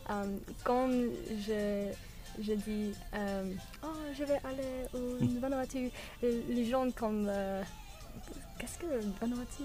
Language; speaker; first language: French; non-native, learner; English